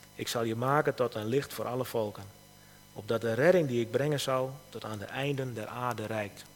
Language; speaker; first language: Dutch; native; Dutch